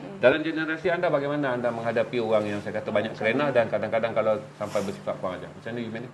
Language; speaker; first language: Malay; native; Malay